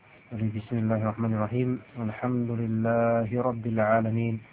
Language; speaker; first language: Arabic; non-native, fluent; Indonesian